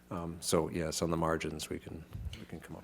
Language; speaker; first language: English; native; English